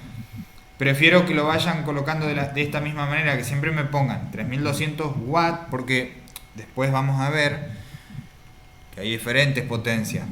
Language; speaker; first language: Spanish; native; Spanish